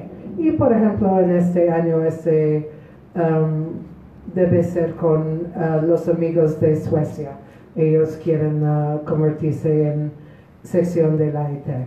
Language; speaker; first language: Spanish; non-native, fluent; Polish